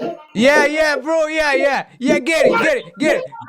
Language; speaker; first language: English; non-native, learner; Arabic